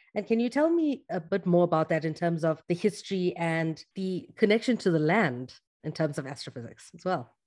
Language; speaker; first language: English; native; English